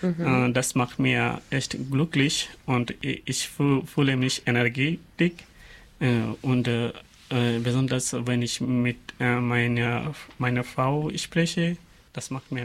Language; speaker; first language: German; non-native, learner; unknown